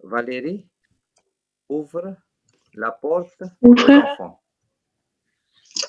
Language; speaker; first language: French; non-native, fluent; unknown